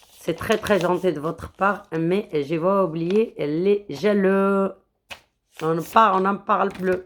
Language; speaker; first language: French; non-native, local second language; Arabic